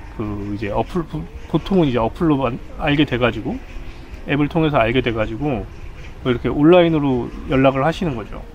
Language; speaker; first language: Korean; native; Korean